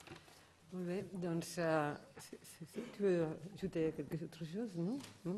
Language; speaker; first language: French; non-native, fluent; Catalan